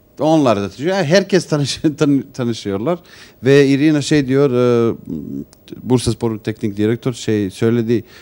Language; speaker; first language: Turkish; non-native, learner; Serbian